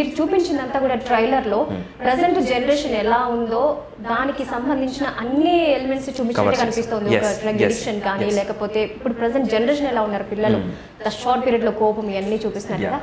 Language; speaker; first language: Telugu; native; Telugu